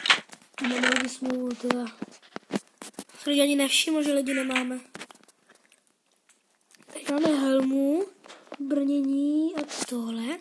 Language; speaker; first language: Czech; non-native, learner; Slovak